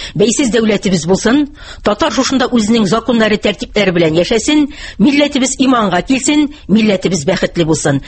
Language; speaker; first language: Tatar; native; Tatar